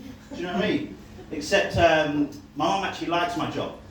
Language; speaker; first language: English; native; English